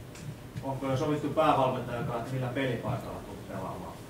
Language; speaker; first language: Finnish; native; Finnish